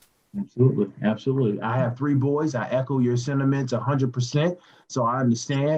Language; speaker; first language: English; native; English